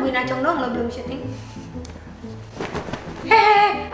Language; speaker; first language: Indonesian; native; Indonesian